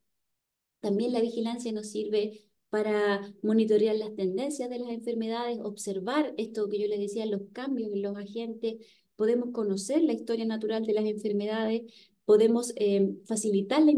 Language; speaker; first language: Spanish; native; Spanish